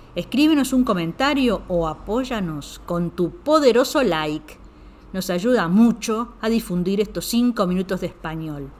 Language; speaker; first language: Spanish; native; Spanish